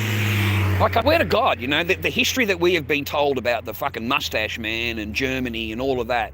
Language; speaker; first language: English; native; English